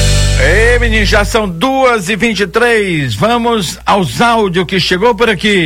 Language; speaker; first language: Portuguese; native; Portuguese